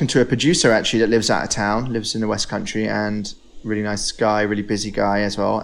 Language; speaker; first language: English; native; English